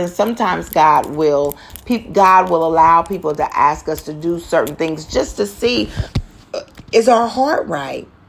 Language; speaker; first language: English; native; English